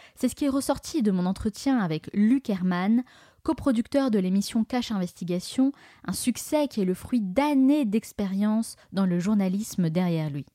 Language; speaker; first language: French; native; French